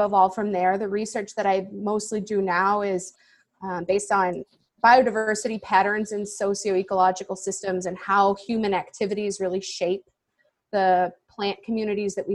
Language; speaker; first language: English; native; English